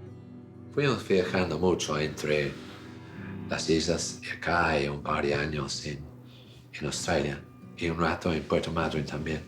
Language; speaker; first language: Spanish; non-native, fluent; English